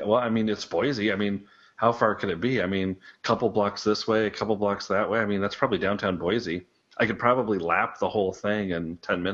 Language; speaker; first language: English; native; English